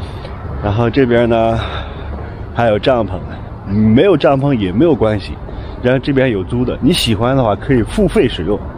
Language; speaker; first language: Chinese; native; Chinese